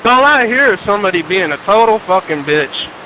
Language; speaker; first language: English; native; English